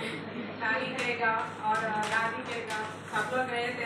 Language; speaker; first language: Hindi; non-native, local second language; Telugu